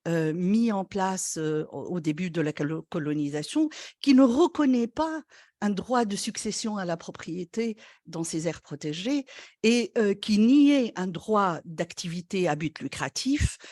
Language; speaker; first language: French; non-native, local second language; Arabic